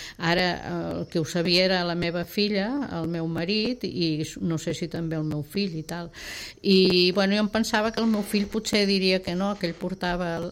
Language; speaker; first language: Catalan; native; Catalan